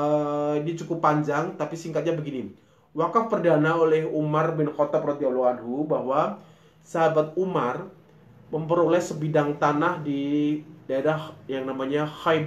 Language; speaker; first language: Indonesian; native; Indonesian